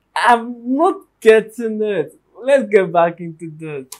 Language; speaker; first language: English; native; English